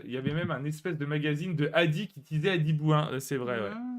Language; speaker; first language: French; native; French